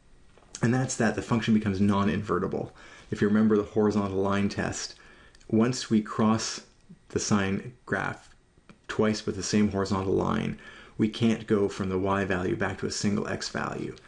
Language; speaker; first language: English; native; English